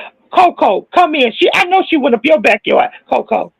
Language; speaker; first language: English; native; English